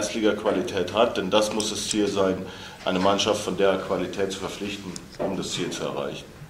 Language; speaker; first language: German; native; German